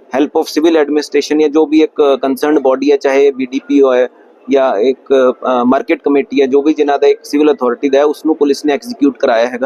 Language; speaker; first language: Hindi; non-native, local second language; Punjabi